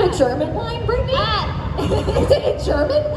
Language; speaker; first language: English; native; English